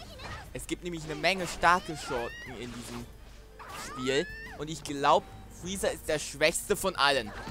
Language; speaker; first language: German; native; German